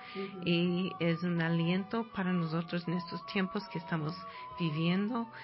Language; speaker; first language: Spanish; non-native, fluent; English